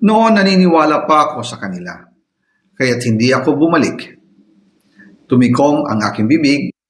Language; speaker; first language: Filipino; native; Filipino